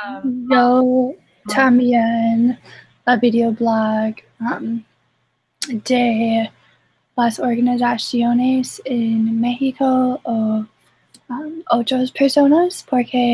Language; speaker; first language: Spanish; non-native, learner; English